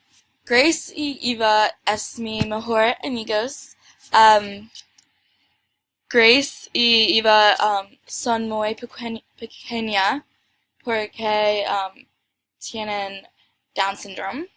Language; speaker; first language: Spanish; non-native, learner; English